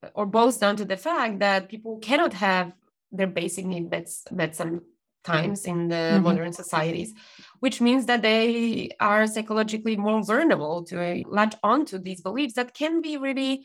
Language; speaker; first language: English; non-native, fluent; Polish